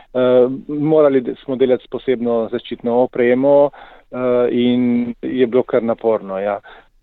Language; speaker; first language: Slovenian; native; Slovenian